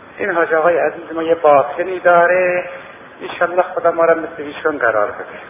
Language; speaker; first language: Persian; native; Persian